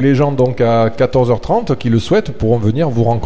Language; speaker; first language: French; native; French